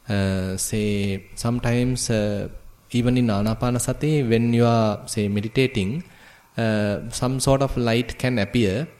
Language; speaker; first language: English; non-native, local second language; Sinhala